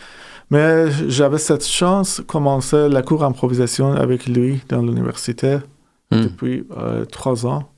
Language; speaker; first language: French; non-native, fluent; Persian